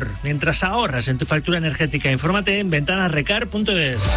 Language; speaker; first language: Spanish; native; Spanish